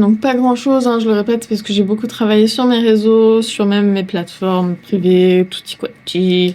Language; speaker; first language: French; native; French